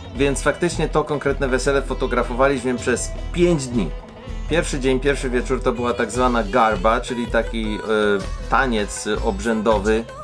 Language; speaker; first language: Polish; native; Polish